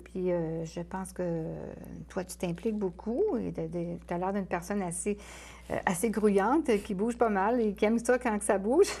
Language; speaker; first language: French; native; French